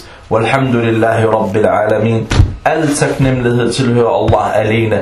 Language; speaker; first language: Danish; early bilingual, other home language; Arabic